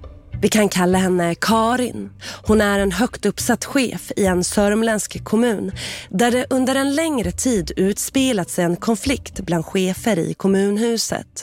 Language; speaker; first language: Swedish; native; Swedish